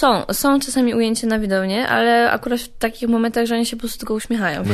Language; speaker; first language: Polish; native; Polish